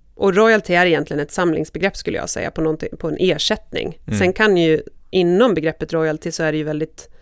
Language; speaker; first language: Swedish; native; Swedish